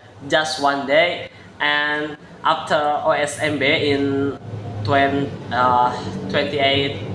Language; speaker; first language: English; non-native, learner; Indonesian